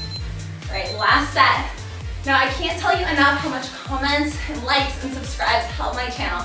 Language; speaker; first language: English; native; English